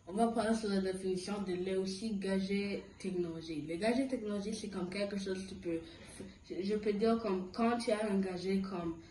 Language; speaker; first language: French; early bilingual, other home language; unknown